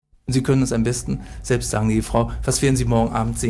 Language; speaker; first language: German; native; German